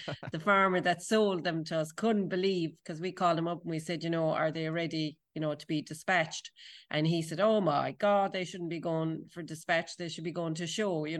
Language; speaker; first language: English; native; English